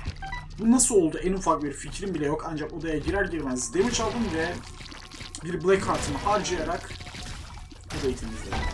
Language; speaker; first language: Turkish; native; Turkish